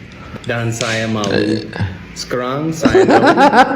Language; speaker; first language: Indonesian; non-native, learner; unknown